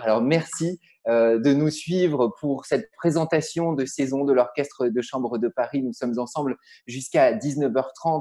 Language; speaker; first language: French; native; French